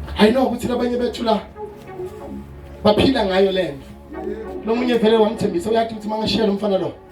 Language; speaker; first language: Zulu; non-native, local second language; Swati